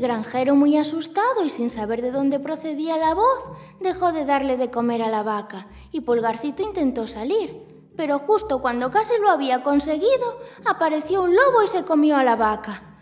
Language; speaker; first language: Spanish; native; Spanish